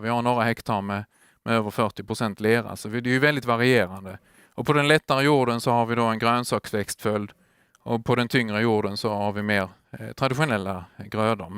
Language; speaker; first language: Swedish; native; Swedish